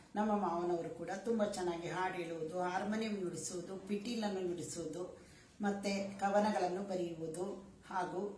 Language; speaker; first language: Kannada; native; Kannada